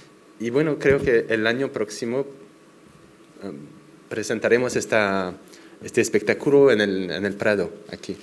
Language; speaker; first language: Spanish; non-native, fluent; French